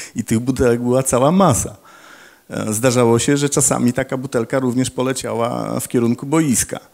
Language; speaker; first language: Polish; native; Polish